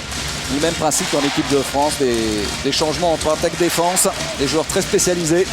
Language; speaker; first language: French; native; French